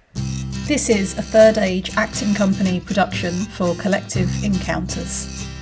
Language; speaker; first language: English; native; English